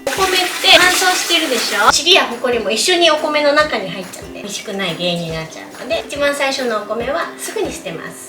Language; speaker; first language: Japanese; native; Japanese